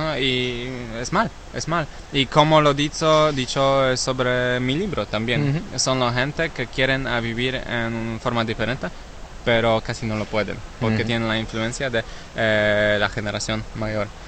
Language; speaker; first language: Spanish; non-native, learner; Polish